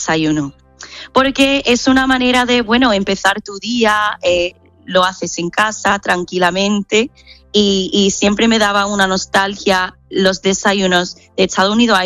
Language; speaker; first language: Spanish; non-native, fluent; English